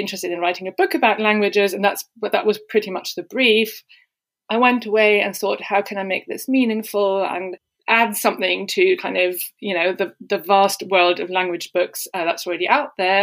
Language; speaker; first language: English; non-native, fluent; German